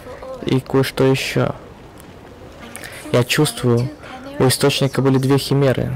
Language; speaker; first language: Russian; native; Russian